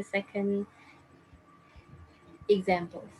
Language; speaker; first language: English; non-native, fluent; Indonesian